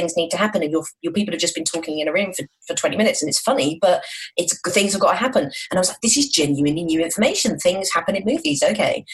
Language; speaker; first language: English; native; English